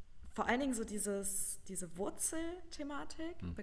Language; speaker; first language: German; native; German